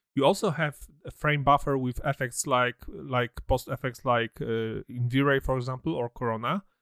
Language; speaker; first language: English; non-native, fluent; Polish